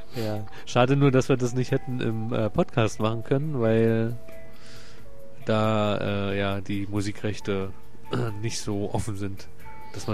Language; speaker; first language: German; native; German